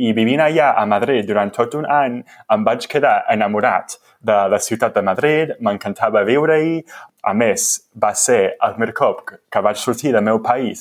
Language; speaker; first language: Catalan; non-native, fluent; English